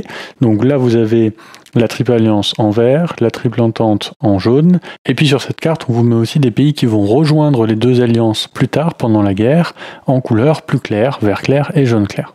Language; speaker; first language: French; native; French